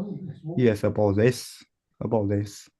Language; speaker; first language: English; non-native, learner; Chinese